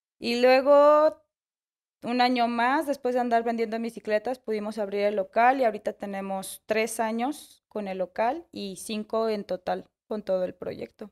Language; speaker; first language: Spanish; native; Spanish